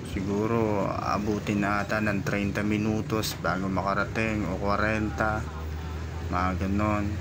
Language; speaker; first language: Filipino; non-native, local second language; Bikol